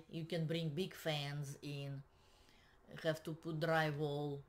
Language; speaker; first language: English; non-native, fluent; Russian